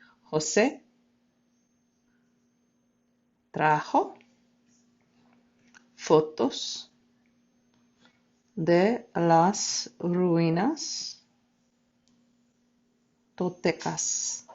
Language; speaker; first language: Spanish; non-native, fluent; English